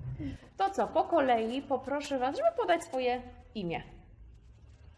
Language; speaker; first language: Polish; native; Polish